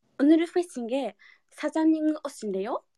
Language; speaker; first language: Korean; non-native, learner; Japanese